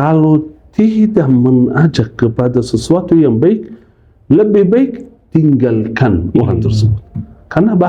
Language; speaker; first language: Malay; non-native, fluent; Arabic